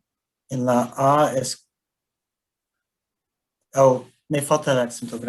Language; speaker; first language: Spanish; non-native, learner; English